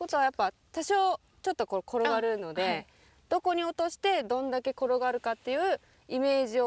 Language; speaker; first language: Japanese; native; Japanese